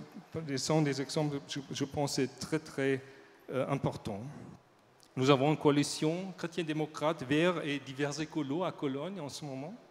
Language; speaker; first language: French; non-native, learner; German